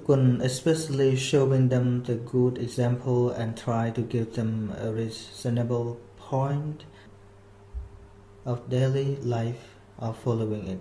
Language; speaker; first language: English; non-native, fluent; Khmer